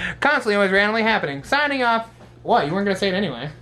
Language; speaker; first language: English; native; English